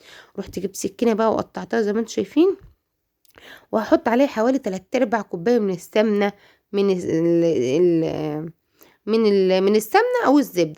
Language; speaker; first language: Arabic; native; Arabic